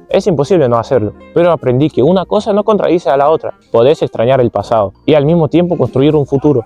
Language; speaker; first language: Spanish; non-native, fluent; Ukrainian